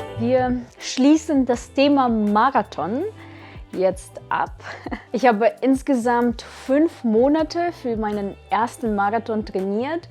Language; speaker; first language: German; non-native, fluent; Russian